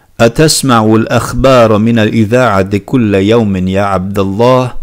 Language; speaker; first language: Arabic; non-native, fluent; Turkish